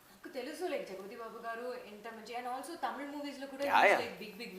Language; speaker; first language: Telugu; non-native, learner; Tamil